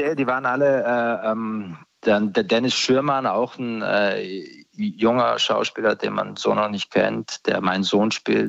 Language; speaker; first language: German; early bilingual, other home language; Croatian